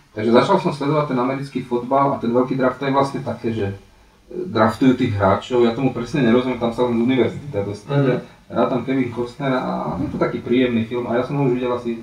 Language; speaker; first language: Slovak; non-native, local second language; Hungarian